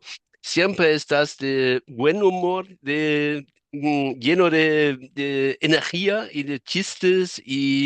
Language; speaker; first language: Spanish; non-native, fluent; German